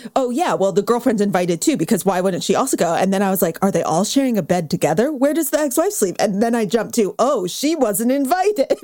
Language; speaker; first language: English; native; English